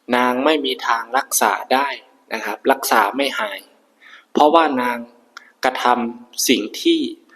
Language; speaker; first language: Thai; native; Thai